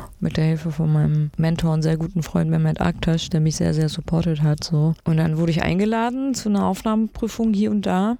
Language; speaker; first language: German; early bilingual, other home language; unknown